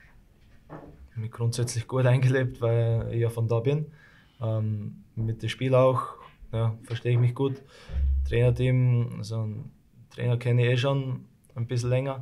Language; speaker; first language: German; native; German